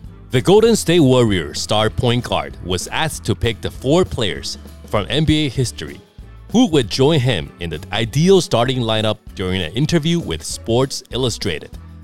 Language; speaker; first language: English; non-native, fluent; Chinese